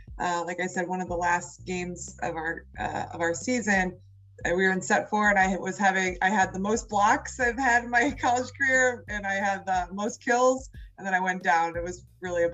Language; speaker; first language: English; native; English